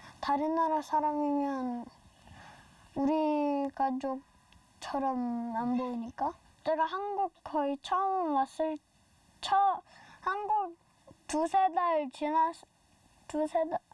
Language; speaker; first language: Korean; non-native, learner; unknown